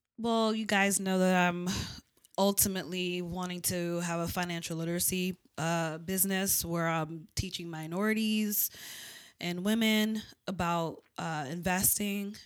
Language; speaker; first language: English; native; English